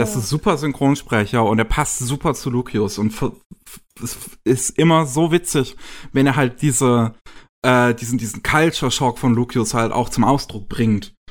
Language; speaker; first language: German; native; German